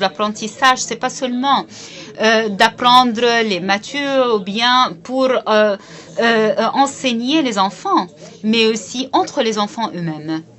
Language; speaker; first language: French; non-native, fluent; Arabic